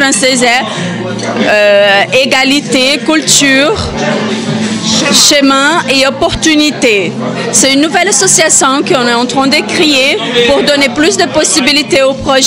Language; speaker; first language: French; non-native, fluent; Portuguese